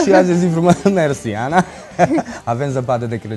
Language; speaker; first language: Romanian; native; Romanian